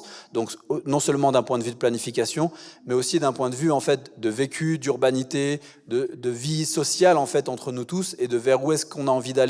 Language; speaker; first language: French; native; French